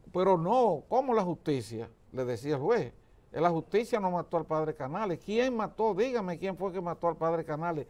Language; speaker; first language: Spanish; native; Spanish